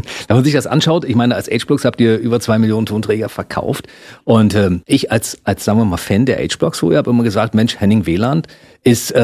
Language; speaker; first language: German; native; German